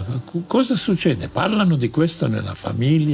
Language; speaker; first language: Italian; non-native, learner; Croatian